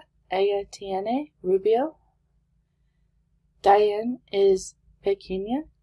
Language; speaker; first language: Spanish; non-native, learner; English